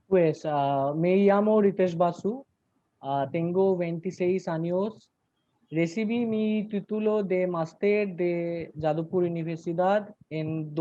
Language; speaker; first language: Spanish; non-native, learner; Bangla